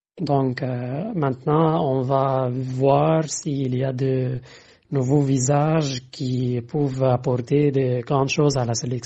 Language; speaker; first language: French; non-native, fluent; Arabic